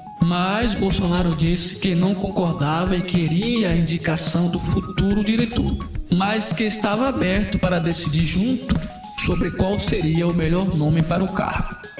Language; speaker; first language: Portuguese; native; Portuguese